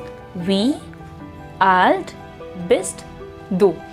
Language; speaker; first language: German; non-native, fluent; Hindi